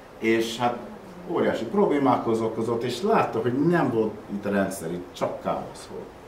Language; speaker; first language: Hungarian; early bilingual, heritage; Hungarian